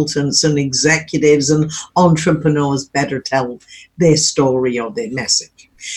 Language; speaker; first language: English; native; English